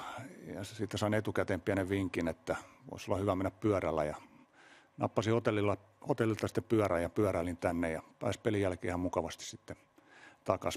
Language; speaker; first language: Finnish; native; Finnish